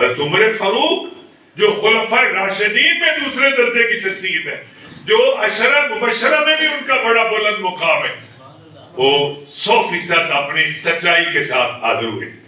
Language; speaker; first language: Urdu; non-native, local second language; Punjabi